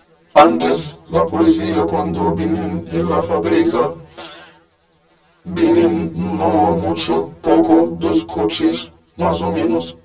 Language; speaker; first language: Spanish; non-native, learner; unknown